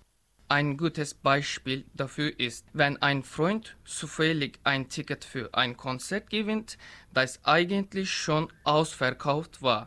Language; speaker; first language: German; non-native, learner; Turkish